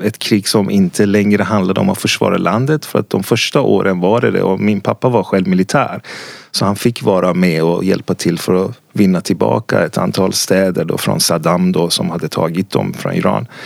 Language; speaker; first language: Swedish; non-native, fluent; Persian